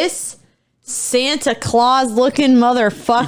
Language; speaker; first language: English; native; English